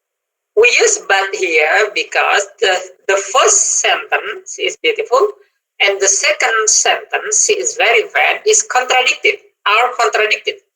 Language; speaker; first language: English; non-native, fluent; Indonesian